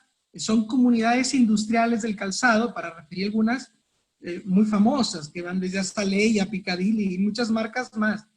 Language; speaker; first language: Spanish; native; Spanish